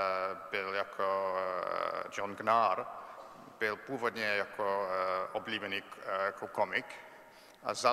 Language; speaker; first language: Czech; non-native, fluent; English